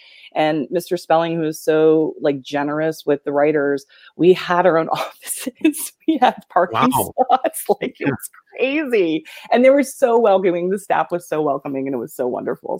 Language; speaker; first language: English; native; English